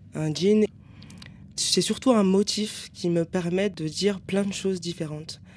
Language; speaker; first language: French; native; French